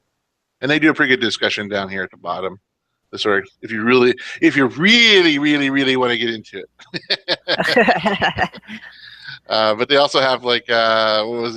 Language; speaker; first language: English; native; English